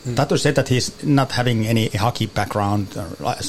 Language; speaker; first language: English; non-native, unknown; Finnish